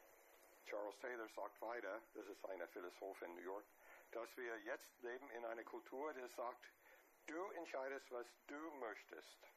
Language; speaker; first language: German; non-native, fluent; English